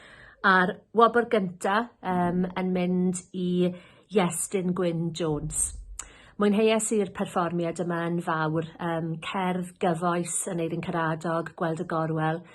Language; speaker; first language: Welsh; native; Welsh